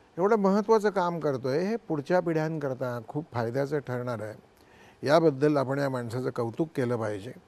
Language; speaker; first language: Marathi; native; Marathi